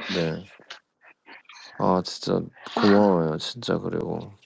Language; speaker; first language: Korean; early bilingual, heritage; Korean